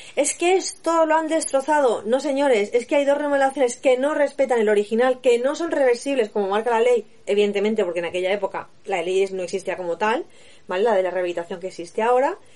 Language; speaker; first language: Spanish; native; Spanish